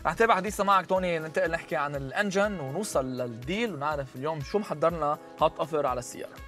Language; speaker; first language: Arabic; native; Arabic